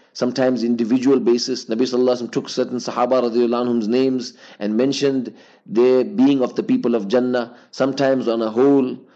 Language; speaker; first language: English; native; English